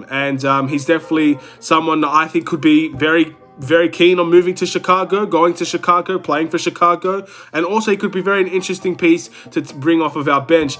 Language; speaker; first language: English; native; English